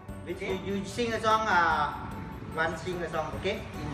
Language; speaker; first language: English; non-native, local second language; Lao